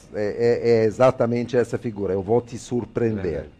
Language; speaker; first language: Portuguese; non-native, fluent; Italian